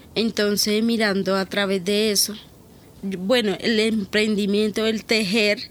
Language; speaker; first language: Spanish; native; Spanish